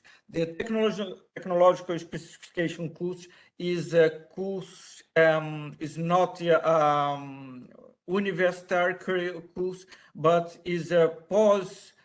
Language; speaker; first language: English; non-native, learner; Portuguese